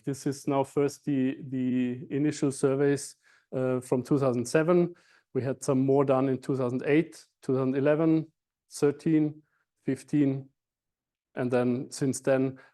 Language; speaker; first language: English; non-native, fluent; German